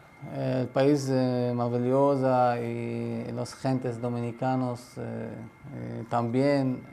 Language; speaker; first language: Spanish; non-native, learner; Arabic